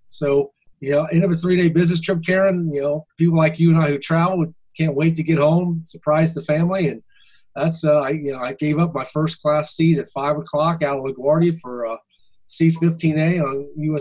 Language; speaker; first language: English; native; English